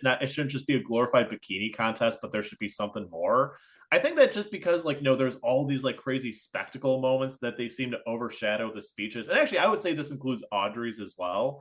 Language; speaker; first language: English; native; English